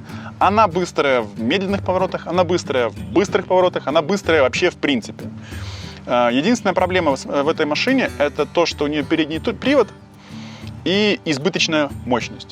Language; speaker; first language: Russian; native; Russian